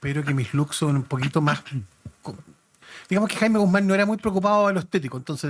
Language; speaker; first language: Spanish; native; Spanish